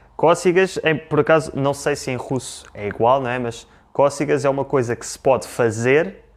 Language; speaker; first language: Portuguese; native; Portuguese